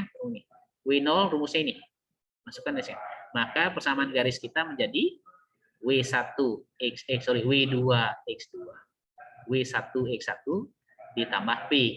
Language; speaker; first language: Indonesian; native; Indonesian